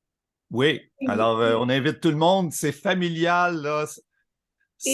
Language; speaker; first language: French; native; French